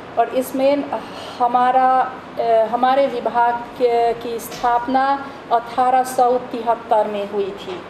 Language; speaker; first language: Hindi; non-native, fluent; Hungarian